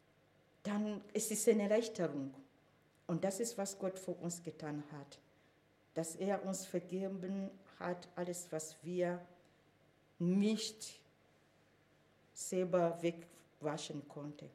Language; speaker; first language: German; non-native, fluent; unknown